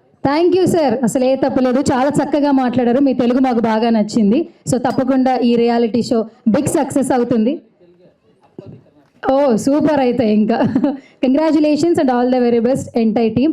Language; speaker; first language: Telugu; native; Telugu